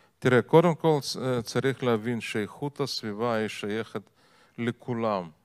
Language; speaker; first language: Hebrew; non-native, fluent; Russian